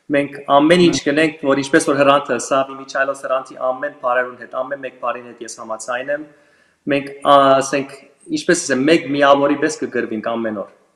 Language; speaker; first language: Armenian; early bilingual, heritage; Armenian